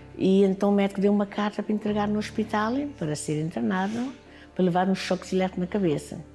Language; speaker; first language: Portuguese; non-native, local second language; Kabuverdianu